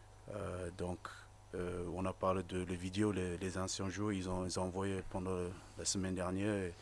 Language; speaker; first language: French; non-native, fluent; English